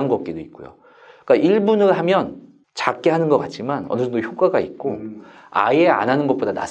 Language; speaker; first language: Korean; native; Korean